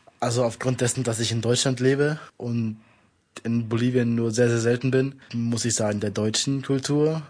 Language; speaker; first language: German; native; German